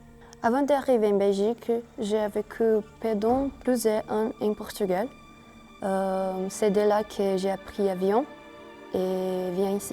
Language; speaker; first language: French; non-native, learner; Portuguese